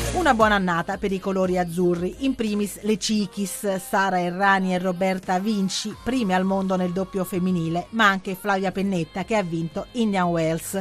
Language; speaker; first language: Italian; native; Italian